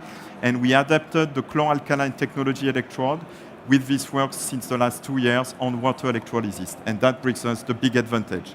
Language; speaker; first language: English; non-native, fluent; French